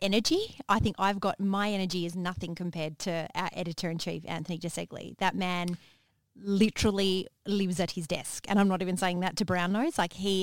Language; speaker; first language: English; native; English